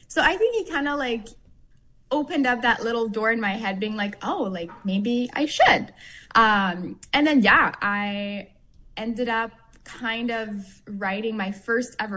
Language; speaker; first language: English; non-native, fluent; French